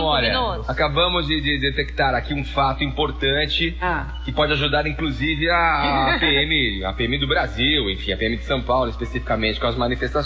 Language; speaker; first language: Portuguese; native; Portuguese